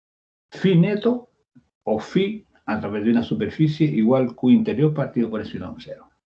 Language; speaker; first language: Spanish; native; Spanish